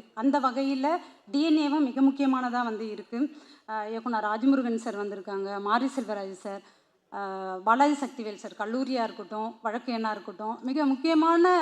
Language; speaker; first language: Tamil; native; Tamil